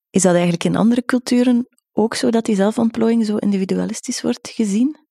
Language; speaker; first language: Dutch; native; Dutch